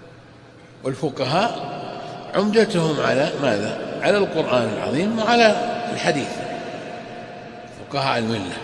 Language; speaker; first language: Arabic; native; Arabic